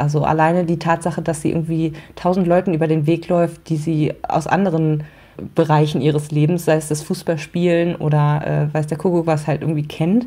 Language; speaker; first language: German; native; German